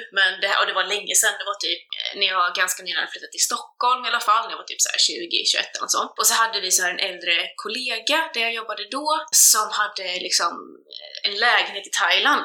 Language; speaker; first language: Swedish; native; Swedish